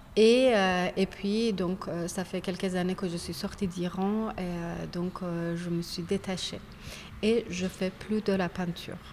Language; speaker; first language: French; non-native, fluent; Persian